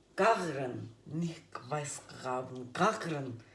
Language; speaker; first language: German; non-native, learner; Turkish